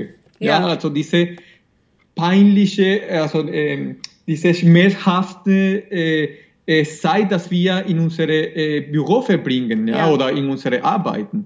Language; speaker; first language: German; non-native, fluent; Spanish